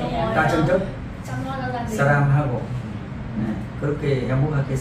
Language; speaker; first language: Korean; non-native, learner; Vietnamese